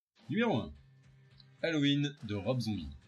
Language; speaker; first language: French; native; French